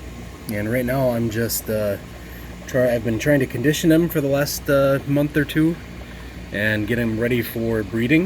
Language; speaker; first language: English; native; English